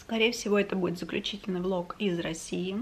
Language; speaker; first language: Russian; native; Russian